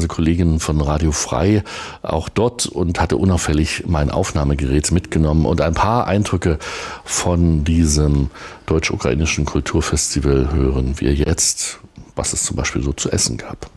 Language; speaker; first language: German; native; German